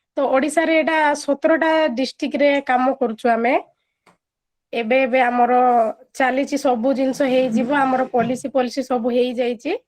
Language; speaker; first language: Odia; non-native, local second language; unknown